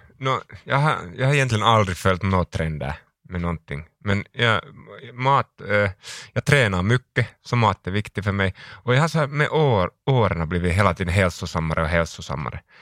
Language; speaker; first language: Swedish; non-native, local second language; Finnish